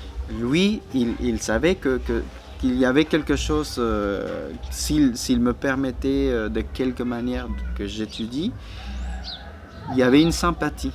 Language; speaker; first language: French; non-native, fluent; Spanish